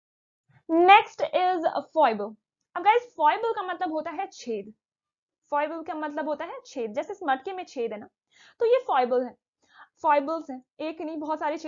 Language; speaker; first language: Hindi; native; Hindi